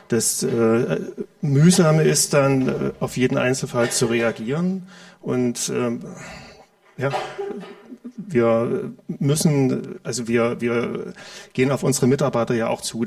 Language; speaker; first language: German; native; German